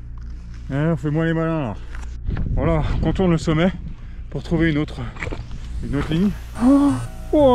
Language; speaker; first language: French; native; French